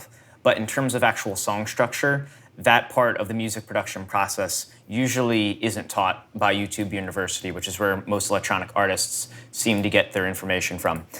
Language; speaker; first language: English; native; English